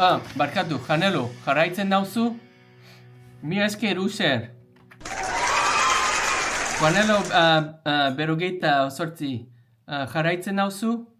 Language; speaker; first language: Basque; non-native, learner; English